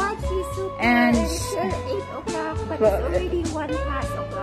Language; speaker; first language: English; non-native, local second language; Filipino